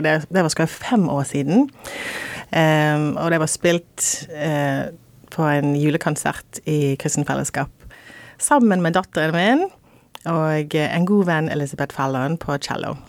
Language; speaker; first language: Norwegian; non-native, fluent; English